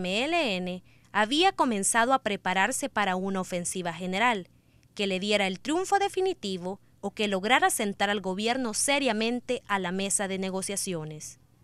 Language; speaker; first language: Spanish; native; Spanish